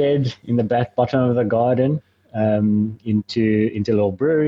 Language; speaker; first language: English; native; English